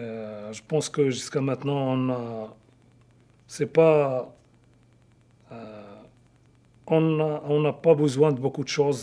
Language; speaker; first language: French; non-native, local second language; Arabic